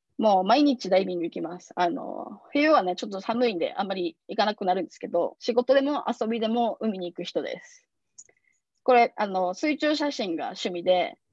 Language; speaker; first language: Japanese; native; Japanese